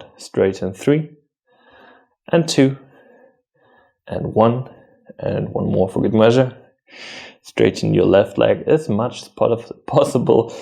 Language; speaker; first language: English; non-native, fluent; German